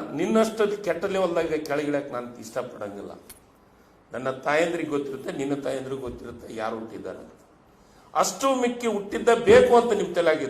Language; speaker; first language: Kannada; native; Kannada